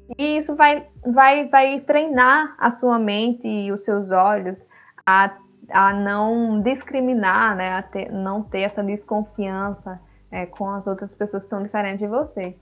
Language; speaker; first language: Portuguese; early bilingual, other home language; Upper Guinea Crioulo